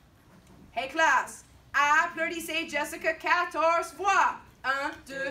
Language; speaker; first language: French; non-native, fluent; English